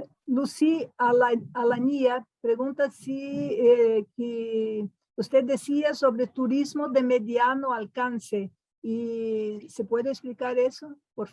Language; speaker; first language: Spanish; non-native, fluent; Portuguese